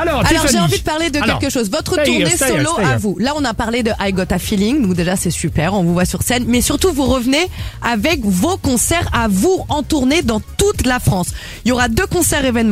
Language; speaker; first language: French; native; French